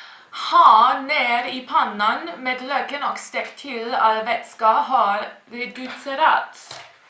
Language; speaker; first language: Swedish; non-native, learner; German